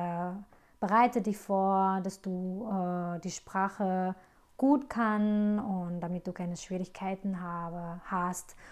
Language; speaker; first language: German; non-native, fluent; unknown